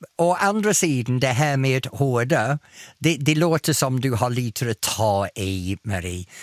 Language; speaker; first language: Swedish; non-native, fluent; English